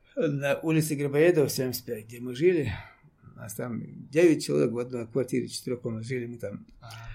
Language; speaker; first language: Russian; non-native, local second language; Chechen